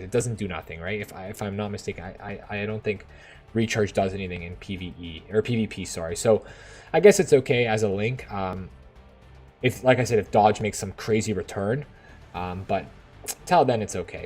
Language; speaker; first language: English; native; English